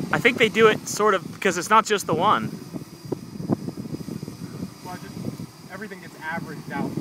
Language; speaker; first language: English; native; English